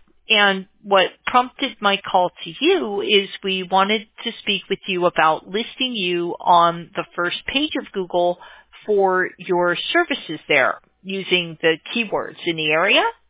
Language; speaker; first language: English; native; English